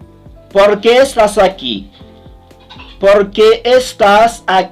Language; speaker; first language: Spanish; non-native, learner; Haitian Creole